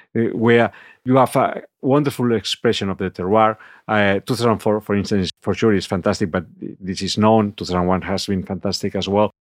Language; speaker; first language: English; non-native, fluent; Catalan